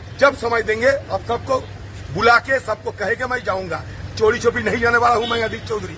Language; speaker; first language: Hindi; non-native, local second language; Bangla